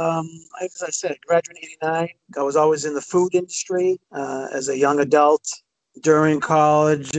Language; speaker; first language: English; native; English